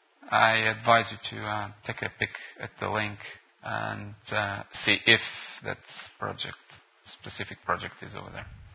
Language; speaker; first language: English; non-native, fluent; Portuguese